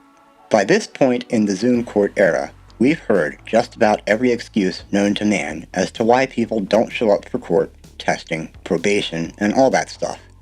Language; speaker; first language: English; native; English